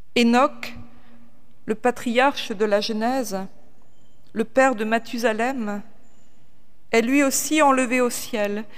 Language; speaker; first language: French; native; French